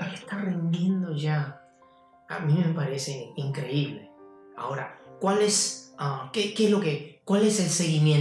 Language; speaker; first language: Spanish; non-native, fluent; Chinese